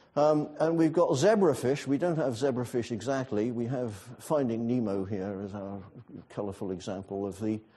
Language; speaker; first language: English; native; English